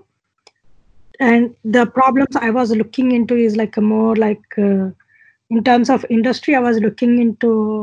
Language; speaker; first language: English; non-native, local second language; Telugu